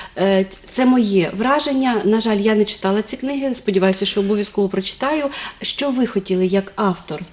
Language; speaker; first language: Ukrainian; native; Ukrainian